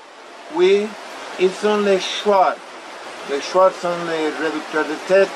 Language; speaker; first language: French; non-native, fluent; Spanish